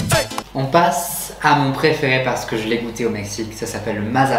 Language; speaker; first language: French; native; French